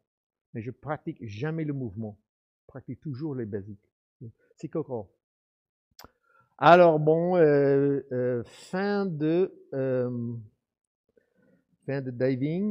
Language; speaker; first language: French; non-native, fluent; English